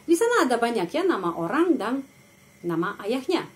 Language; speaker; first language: Indonesian; non-native, fluent; Russian